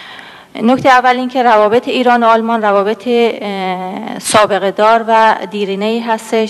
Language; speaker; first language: Persian; native; Persian